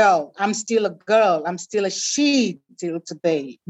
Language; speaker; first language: English; non-native, local second language; Igbo